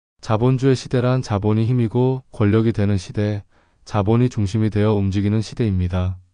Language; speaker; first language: Korean; native; Korean